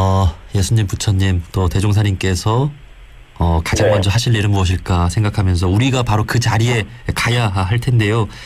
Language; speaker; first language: Korean; native; Korean